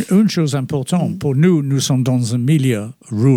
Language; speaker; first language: French; non-native, fluent; English